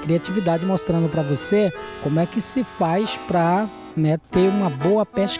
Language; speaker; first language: Portuguese; native; Portuguese